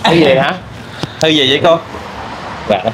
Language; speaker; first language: Vietnamese; native; Vietnamese